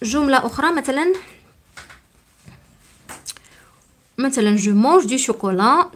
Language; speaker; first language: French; non-native, local second language; Arabic